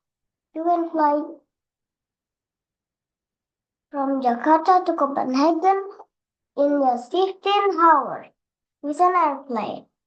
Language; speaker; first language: English; non-native, learner; Indonesian